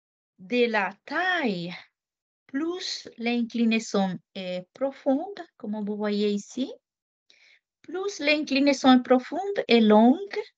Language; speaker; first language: French; non-native, fluent; Japanese